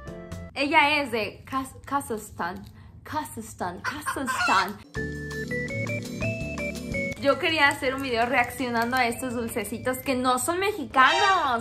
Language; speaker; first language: Spanish; native; Spanish